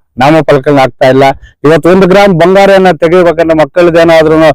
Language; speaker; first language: Kannada; native; Kannada